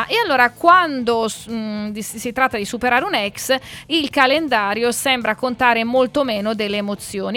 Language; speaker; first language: Italian; native; Italian